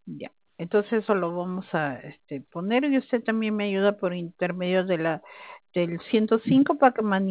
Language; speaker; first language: Spanish; native; Spanish